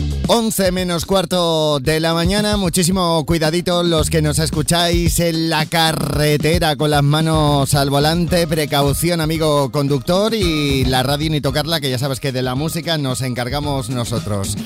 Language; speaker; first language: Spanish; native; Spanish